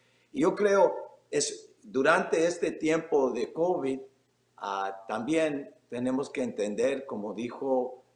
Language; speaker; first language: Spanish; early bilingual, heritage; Spanish